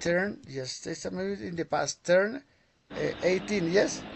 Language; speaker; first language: English; non-native, learner; Spanish